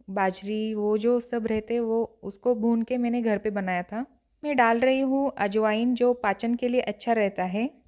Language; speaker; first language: Hindi; non-native, local second language; Marathi